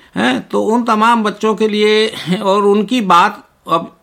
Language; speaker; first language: Hindi; native; Hindi